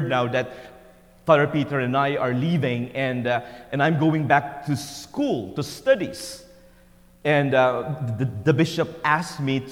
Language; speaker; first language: English; non-native, local second language; Filipino